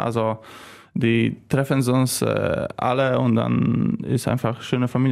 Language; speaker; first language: German; non-native, learner; Polish